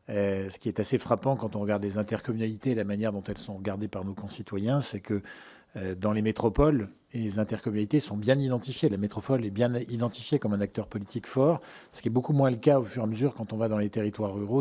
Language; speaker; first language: French; native; French